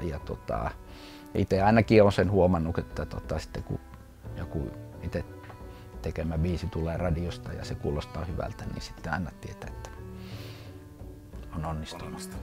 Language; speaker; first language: Finnish; native; Finnish